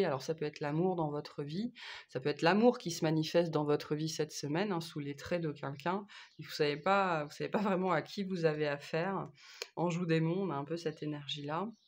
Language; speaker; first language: French; native; French